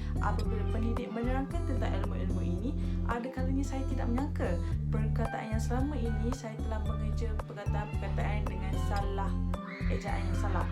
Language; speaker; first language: Malay; native; Malay